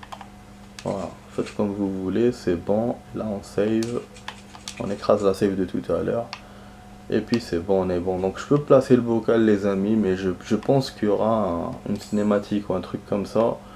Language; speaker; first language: French; native; French